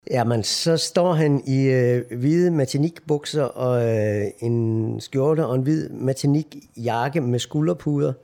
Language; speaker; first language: Danish; native; Danish